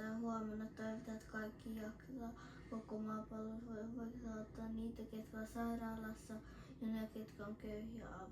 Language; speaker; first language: Finnish; early bilingual, other home language; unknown